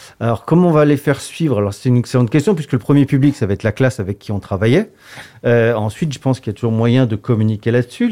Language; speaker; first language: French; native; French